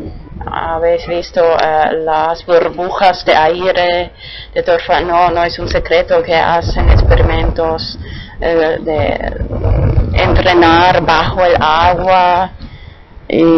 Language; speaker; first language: Spanish; non-native, fluent; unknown